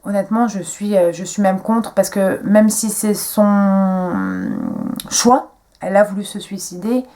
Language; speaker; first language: French; native; French